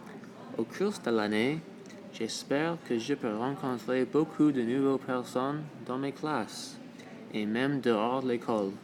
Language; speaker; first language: French; non-native, local second language; English